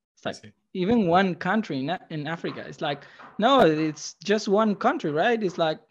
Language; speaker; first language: English; non-native, fluent; Spanish